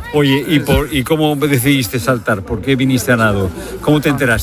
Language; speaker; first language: Spanish; native; Spanish